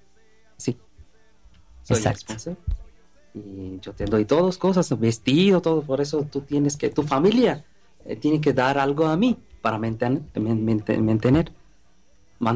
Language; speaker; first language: Spanish; non-native, learner; Bangla